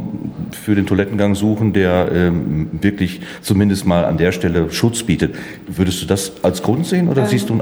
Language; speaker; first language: German; native; German